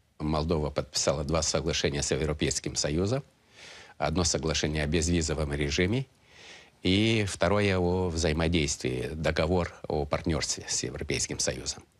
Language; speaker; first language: Russian; non-native, local second language; Romanian